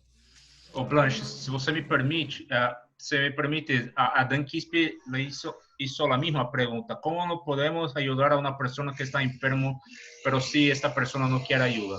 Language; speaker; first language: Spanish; non-native, learner; Portuguese